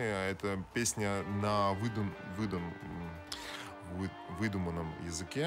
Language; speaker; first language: Russian; native; Russian